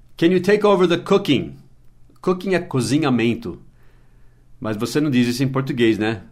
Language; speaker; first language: Portuguese; non-native, fluent; English